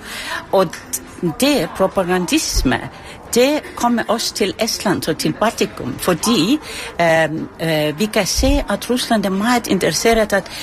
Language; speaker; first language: Danish; non-native, fluent; Estonian